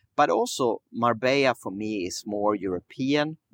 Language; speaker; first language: English; early bilingual, other home language; Swedish